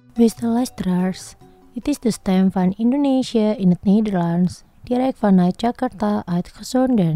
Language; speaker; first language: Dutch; non-native, fluent; Indonesian